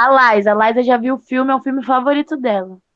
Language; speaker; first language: Portuguese; native; Portuguese